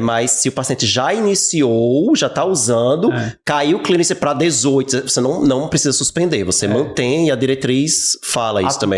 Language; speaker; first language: Portuguese; native; Portuguese